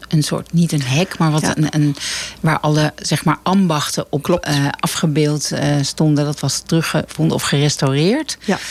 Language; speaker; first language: Dutch; native; Dutch